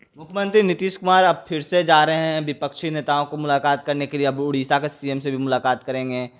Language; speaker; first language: Hindi; native; Hindi